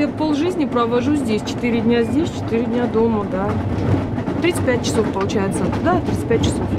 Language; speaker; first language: Russian; native; Russian